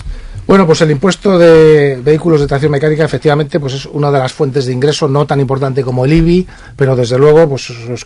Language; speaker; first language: Spanish; native; Spanish